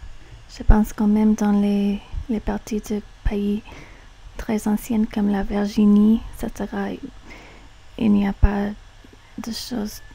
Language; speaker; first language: French; non-native, learner; English